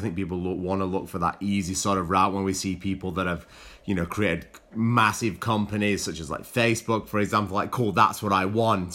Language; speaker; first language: English; native; English